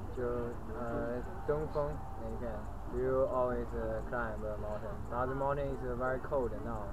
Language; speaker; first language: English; non-native, learner; Chinese